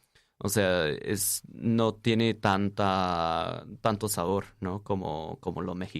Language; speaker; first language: Spanish; non-native, fluent; English